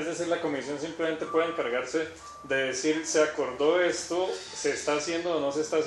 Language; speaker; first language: Spanish; native; Spanish